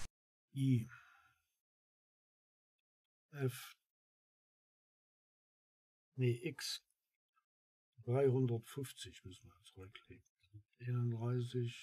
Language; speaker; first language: German; native; German